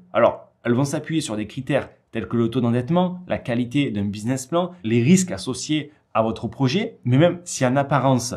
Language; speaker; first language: French; native; French